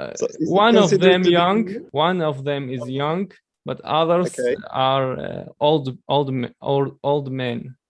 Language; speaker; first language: English; non-native, learner; Chechen